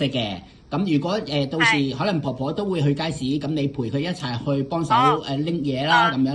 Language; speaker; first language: Cantonese; native; Cantonese